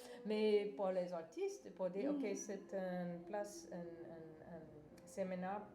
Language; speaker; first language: French; non-native, fluent; English